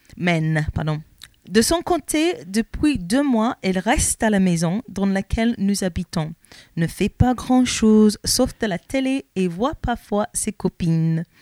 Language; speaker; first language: French; non-native, learner; English